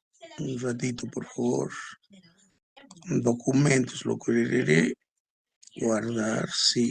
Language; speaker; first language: Spanish; native; Spanish